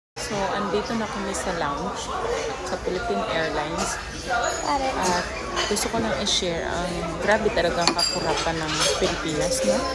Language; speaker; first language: Filipino; native; Filipino